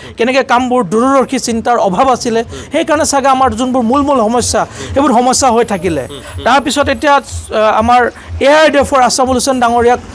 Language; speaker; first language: Assamese; non-native, local second language; Bangla